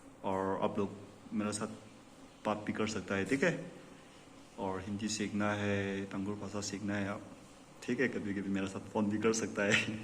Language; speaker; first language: Hindi; non-native, local second language; Tangkhul Naga (India)